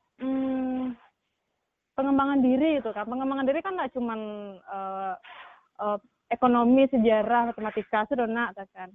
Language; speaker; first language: Indonesian; non-native, local second language; Minangkabau